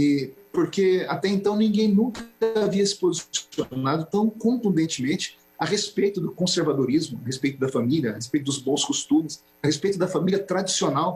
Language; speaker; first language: Portuguese; native; Portuguese